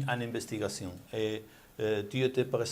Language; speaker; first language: French; non-native, learner; Spanish